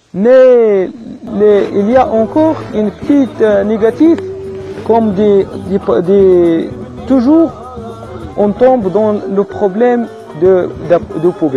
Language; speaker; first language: French; non-native, learner; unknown